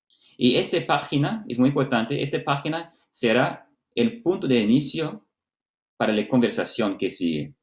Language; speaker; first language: Spanish; non-native, fluent; Portuguese